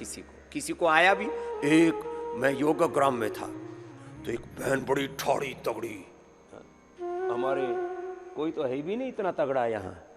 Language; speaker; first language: Hindi; native; Hindi